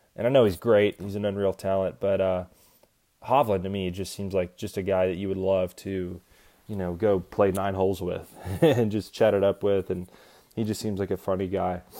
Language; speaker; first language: English; native; English